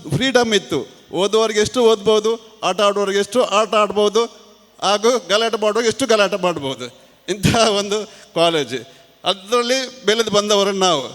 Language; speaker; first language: Kannada; non-native, local second language; Tulu